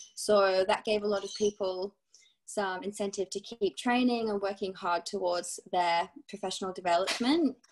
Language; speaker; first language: English; native; English